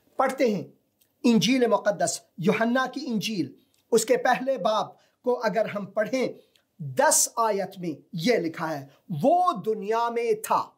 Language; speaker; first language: Hindi; non-native, fluent; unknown